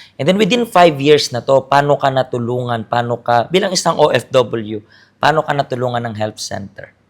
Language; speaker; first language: Filipino; native; Filipino